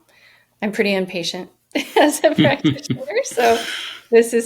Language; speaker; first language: English; native; English